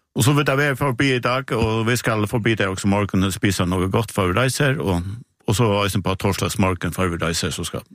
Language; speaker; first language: Danish; non-native, local second language; Faroese